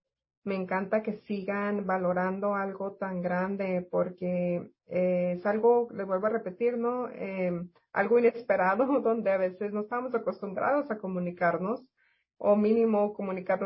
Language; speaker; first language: Spanish; native; Spanish